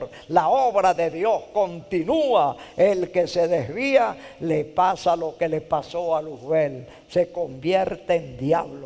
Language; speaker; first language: Spanish; native; Spanish